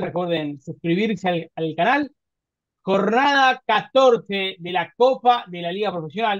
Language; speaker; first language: Spanish; native; Spanish